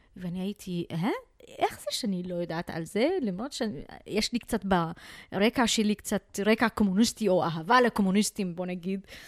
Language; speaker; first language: Hebrew; non-native, local second language; Arabic